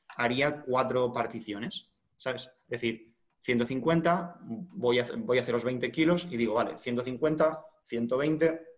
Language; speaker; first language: Spanish; native; Spanish